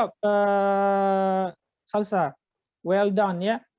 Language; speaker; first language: English; non-native, fluent; Indonesian